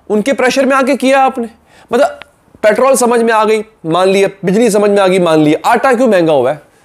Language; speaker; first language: Urdu; native; Urdu